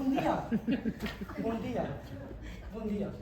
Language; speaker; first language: Spanish; non-native, learner; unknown